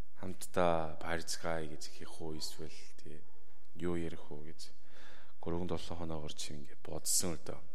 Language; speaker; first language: Mongolian; non-native, fluent; Korean